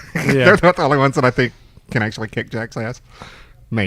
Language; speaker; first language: English; native; English